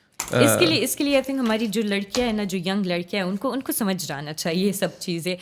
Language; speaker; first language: Urdu; non-native, local second language; Pashto